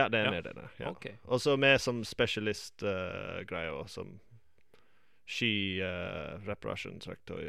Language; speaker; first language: Norwegian; non-native, fluent; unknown